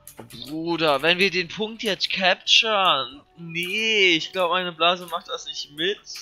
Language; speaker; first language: German; native; German